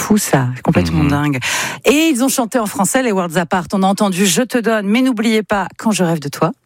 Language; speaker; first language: French; native; French